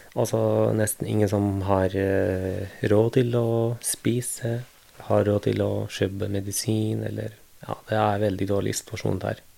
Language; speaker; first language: Norwegian; non-native, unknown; Arabic